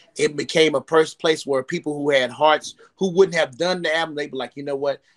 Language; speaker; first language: English; native; English